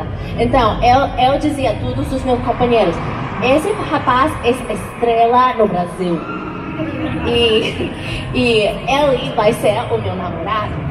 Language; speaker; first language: Portuguese; non-native, learner; English